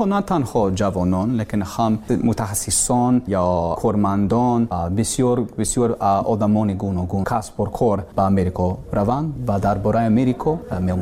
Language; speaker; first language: Persian; non-native, learner; English